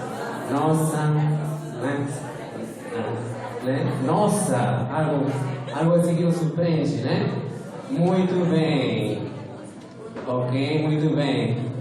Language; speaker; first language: Portuguese; non-native, fluent; Spanish